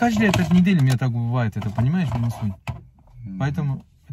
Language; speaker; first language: Russian; non-native, learner; Turkish